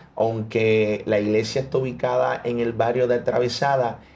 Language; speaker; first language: Spanish; early bilingual, heritage; Spanish